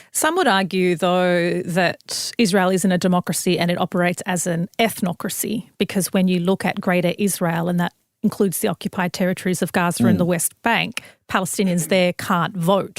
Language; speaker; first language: English; native; English